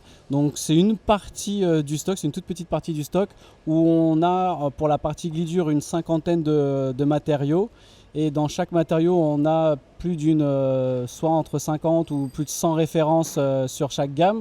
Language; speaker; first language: French; native; French